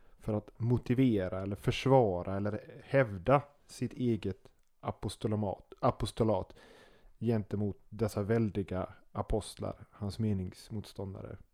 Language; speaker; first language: Swedish; native; Swedish